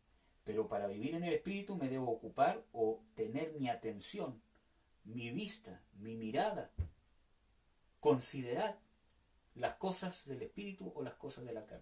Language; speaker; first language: Spanish; native; Spanish